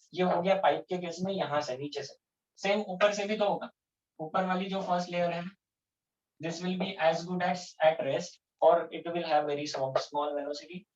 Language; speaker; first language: Hindi; non-native, local second language; Gujarati